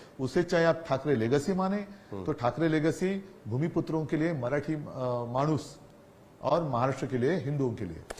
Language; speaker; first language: Hindi; non-native, local second language; Marathi